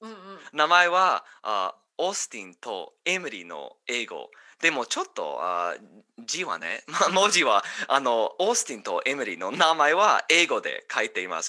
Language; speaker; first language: Japanese; non-native, fluent; English